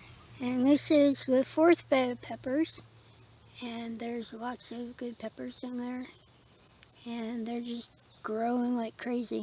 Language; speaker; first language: English; native; English